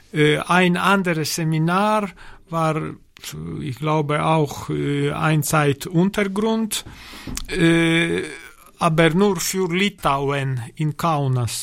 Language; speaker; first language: German; non-native, learner; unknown